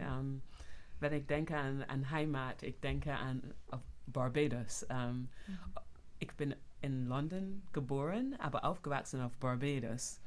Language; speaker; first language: German; non-native, fluent; English